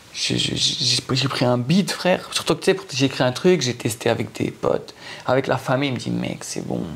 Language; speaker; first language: French; non-native, local second language; Arabic